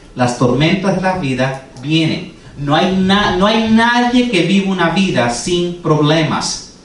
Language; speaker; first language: Spanish; early bilingual, heritage; Spanish